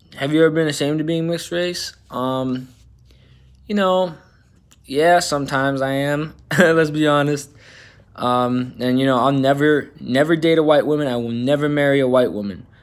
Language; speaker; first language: English; native; English